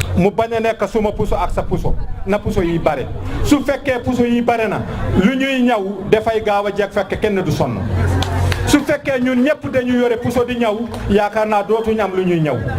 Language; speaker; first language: Wolof; non-native, local second language; Fula